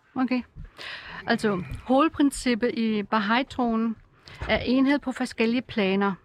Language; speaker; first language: Danish; non-native, fluent; German